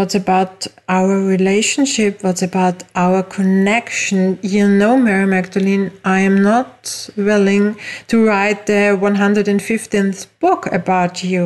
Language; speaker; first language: English; non-native, fluent; German